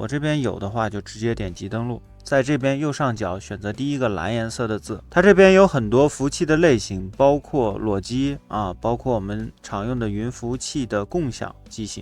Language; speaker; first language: Chinese; native; Chinese